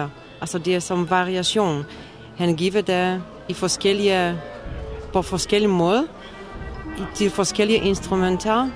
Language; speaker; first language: Danish; non-native, fluent; Polish